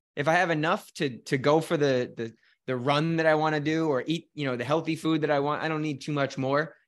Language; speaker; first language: English; native; English